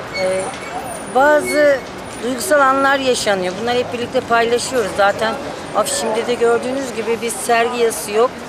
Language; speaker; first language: Turkish; native; Turkish